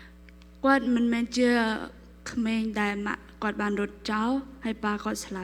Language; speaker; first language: Khmer; non-native, local second language; Korean